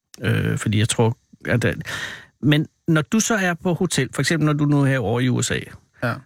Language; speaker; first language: Danish; native; Danish